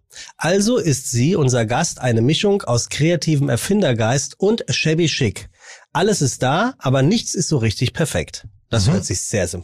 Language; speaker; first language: German; native; German